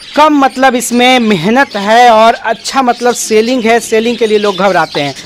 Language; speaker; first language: Hindi; native; Hindi